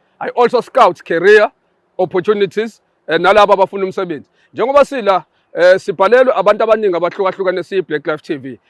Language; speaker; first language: Zulu; native; Zulu